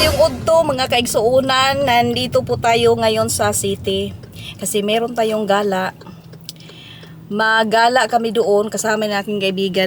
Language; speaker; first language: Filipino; non-native, local second language; Cebuano